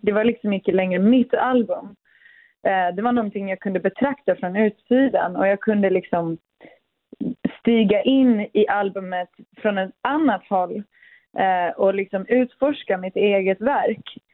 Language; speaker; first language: Swedish; early bilingual, other home language; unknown